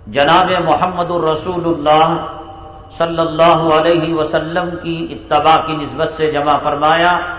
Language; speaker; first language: Urdu; native; Urdu